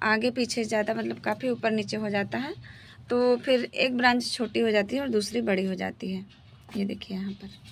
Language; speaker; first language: Hindi; native; Hindi